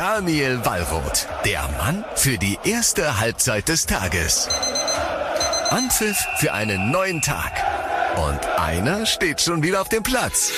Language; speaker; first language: German; native; German